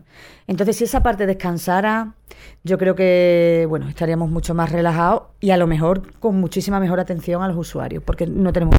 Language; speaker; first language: Spanish; native; Spanish